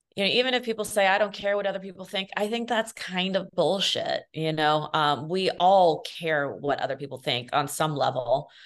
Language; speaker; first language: English; early bilingual, other home language; Spanish